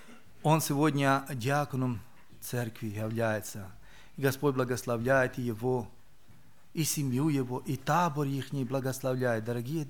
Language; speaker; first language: Russian; non-native, local second language; Romany